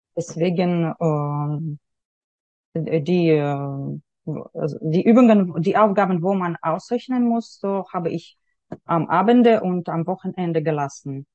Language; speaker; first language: German; non-native, fluent; Russian